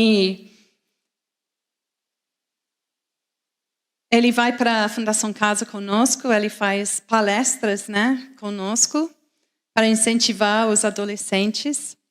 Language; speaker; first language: Portuguese; non-native, fluent; English